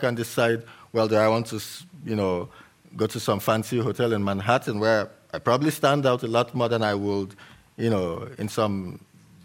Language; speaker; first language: English; native; English